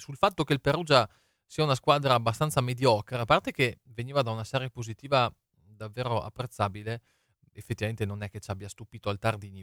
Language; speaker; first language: Italian; native; Italian